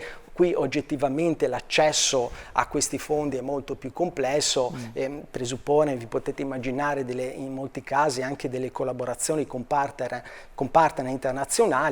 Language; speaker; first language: Italian; native; Italian